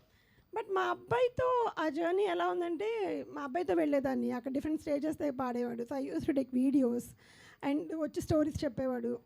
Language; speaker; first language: Telugu; native; Telugu